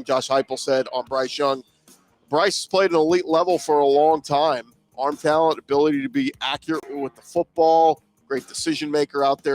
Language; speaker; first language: English; native; English